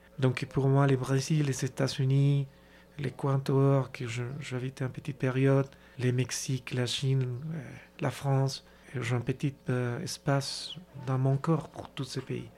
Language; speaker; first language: French; non-native, fluent; Spanish